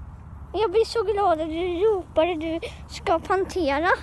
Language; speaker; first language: Swedish; non-native, learner; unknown